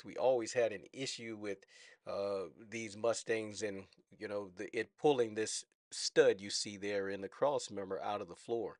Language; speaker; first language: English; native; English